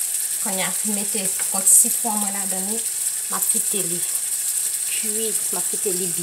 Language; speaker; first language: French; non-native, learner; Haitian Creole